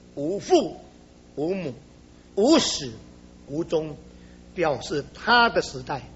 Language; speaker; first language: Chinese; native; Chinese